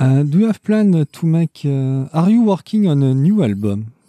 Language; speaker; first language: English; non-native, learner; French